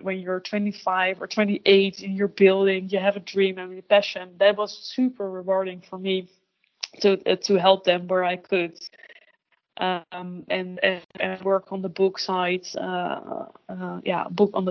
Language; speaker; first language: English; non-native, fluent; Dutch